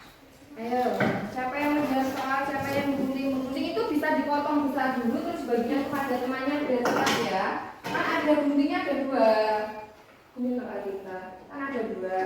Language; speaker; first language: Malay; native; Malay